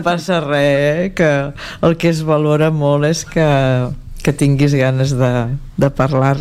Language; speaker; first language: Catalan; native; Catalan